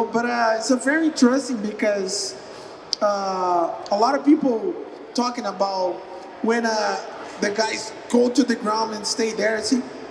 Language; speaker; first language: English; non-native, learner; Portuguese